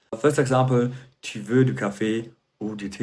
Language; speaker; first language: French; non-native, fluent; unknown